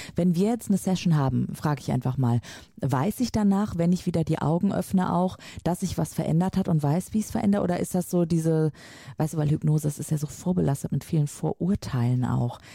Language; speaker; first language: German; native; German